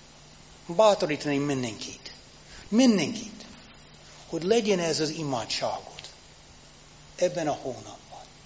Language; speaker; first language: Hungarian; non-native, fluent; English